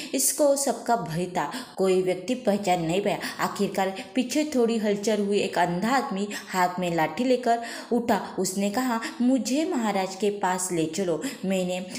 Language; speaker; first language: Hindi; non-native, local second language; Marathi